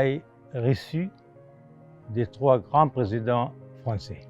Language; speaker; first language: French; non-native, fluent; Arabic